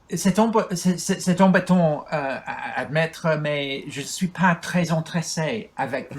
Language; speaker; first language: French; non-native, learner; English